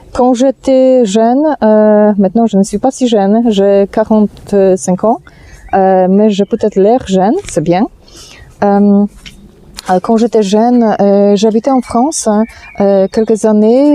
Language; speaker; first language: French; non-native, fluent; Polish